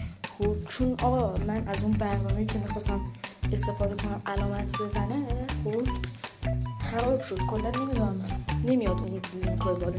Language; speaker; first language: Persian; native; Persian